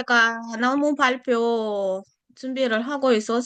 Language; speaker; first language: Korean; non-native, fluent; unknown